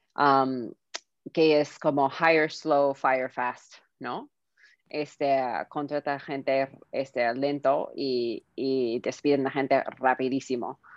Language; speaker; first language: Spanish; non-native, fluent; English